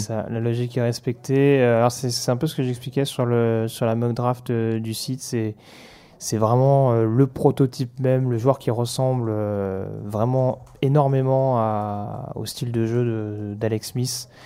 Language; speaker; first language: French; native; French